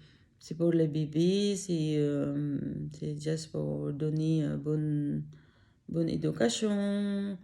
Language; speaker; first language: French; non-native, learner; Filipino